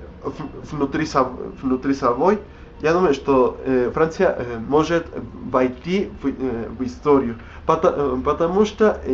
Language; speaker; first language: Russian; non-native, learner; Spanish